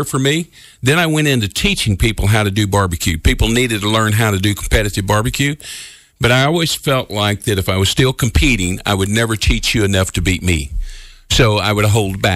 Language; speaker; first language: English; native; English